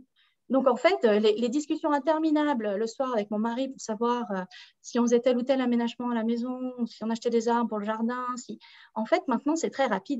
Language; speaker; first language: French; native; French